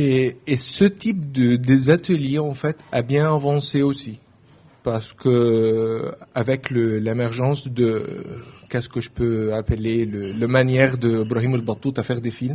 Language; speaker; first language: French; non-native, learner; Arabic